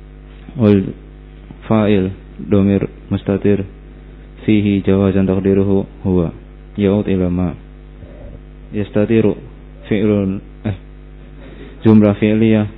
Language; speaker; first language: Arabic; non-native, learner; Indonesian